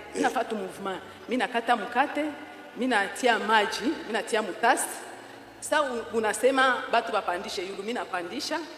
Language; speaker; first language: Swahili; native; Swahili